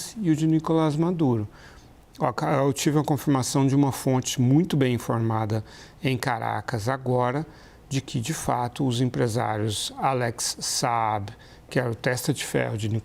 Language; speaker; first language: Portuguese; native; Portuguese